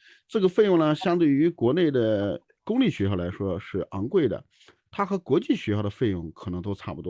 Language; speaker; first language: Chinese; native; Chinese